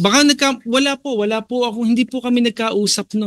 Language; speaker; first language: Filipino; native; Filipino